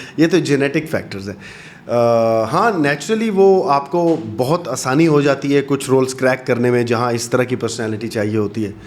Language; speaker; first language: Urdu; non-native, local second language; Pashto